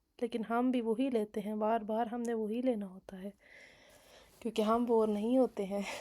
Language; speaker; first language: Urdu; native; Urdu